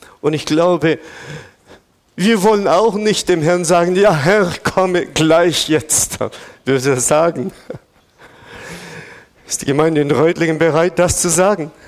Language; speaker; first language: German; non-native, fluent; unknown